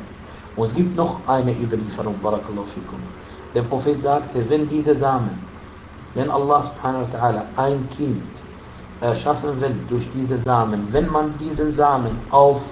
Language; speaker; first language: German; non-native, fluent; Arabic